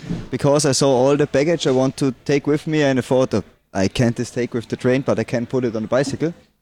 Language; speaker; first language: English; non-native, fluent; German